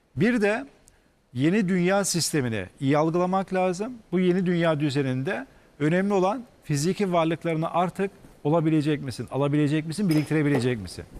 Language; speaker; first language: Turkish; native; Turkish